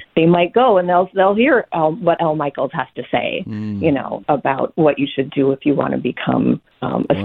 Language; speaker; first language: English; native; English